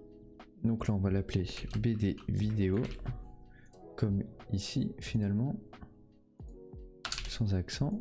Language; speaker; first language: French; native; French